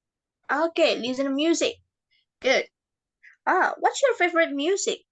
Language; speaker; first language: English; non-native, fluent; Indonesian